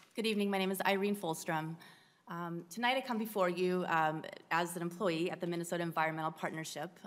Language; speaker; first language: English; native; English